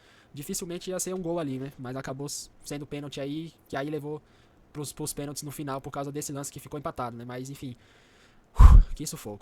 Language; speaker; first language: Portuguese; native; Portuguese